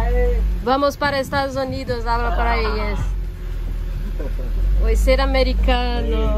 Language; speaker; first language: Spanish; non-native, learner; Portuguese